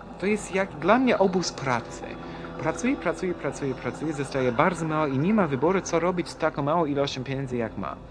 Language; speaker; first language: Polish; non-native, fluent; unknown